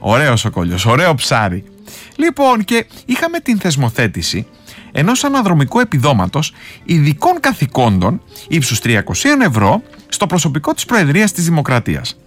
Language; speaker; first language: Greek; native; Greek